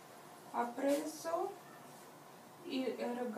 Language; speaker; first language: Italian; non-native, learner; Russian